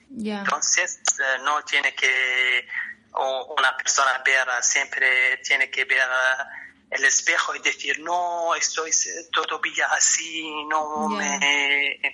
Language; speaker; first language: Spanish; non-native, learner; Arabic